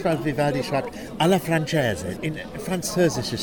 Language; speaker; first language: German; non-native, learner; English